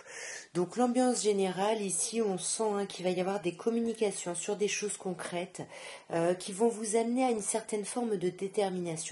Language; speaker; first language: French; native; French